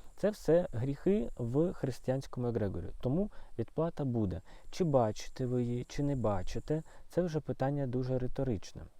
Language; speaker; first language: Ukrainian; non-native, local second language; Russian